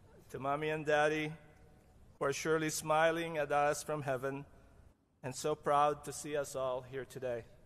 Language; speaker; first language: English; non-native, local second language; Cebuano